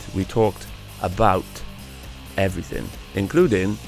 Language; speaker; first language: English; native; English